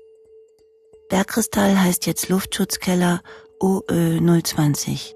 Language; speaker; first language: German; native; German